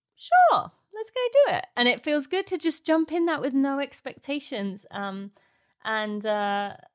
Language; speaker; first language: English; native; English